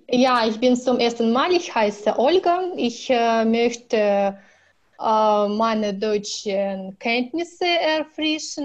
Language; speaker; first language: German; non-native, learner; Russian